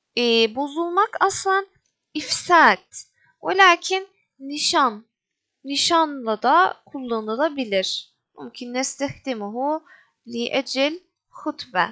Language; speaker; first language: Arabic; non-native, fluent; Turkish